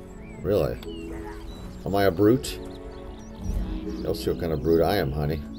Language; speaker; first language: English; native; English